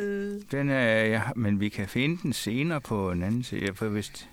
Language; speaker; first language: Danish; native; Danish